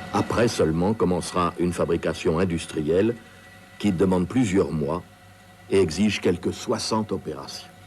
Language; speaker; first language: French; native; French